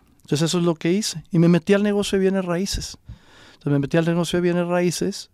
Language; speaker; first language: Spanish; native; Spanish